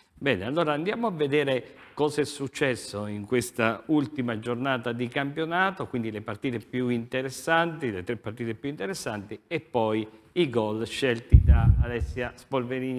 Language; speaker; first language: Italian; native; Italian